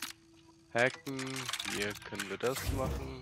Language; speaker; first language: German; native; German